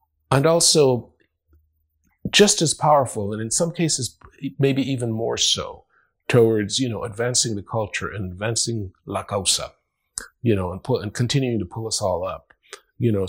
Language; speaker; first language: English; non-native, fluent; Spanish